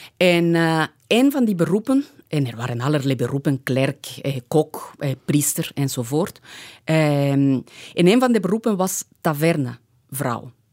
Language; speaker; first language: Dutch; non-native, fluent; Spanish